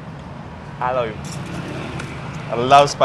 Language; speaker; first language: English; non-native, fluent; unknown